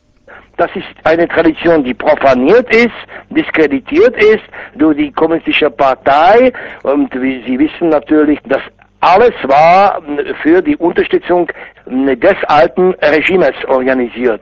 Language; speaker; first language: German; non-native, fluent; Czech